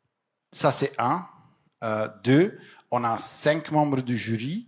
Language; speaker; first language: French; non-native, fluent; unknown